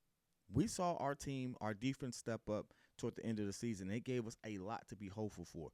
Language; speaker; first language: English; native; English